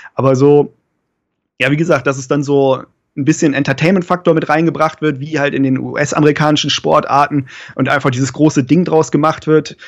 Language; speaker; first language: German; native; German